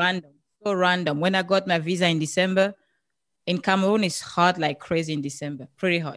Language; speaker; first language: English; non-native, local second language; French